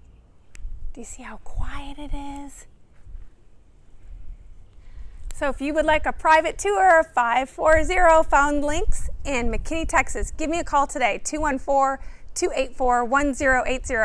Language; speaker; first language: English; native; English